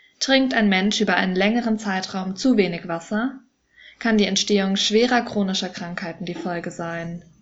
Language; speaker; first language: German; native; German